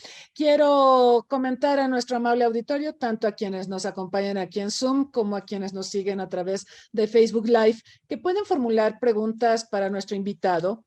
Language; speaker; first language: Spanish; native; Spanish